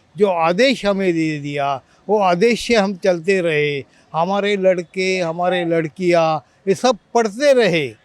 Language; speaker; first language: Hindi; non-native, local second language; Marathi